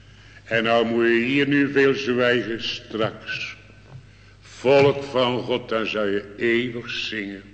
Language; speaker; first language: Dutch; native; Dutch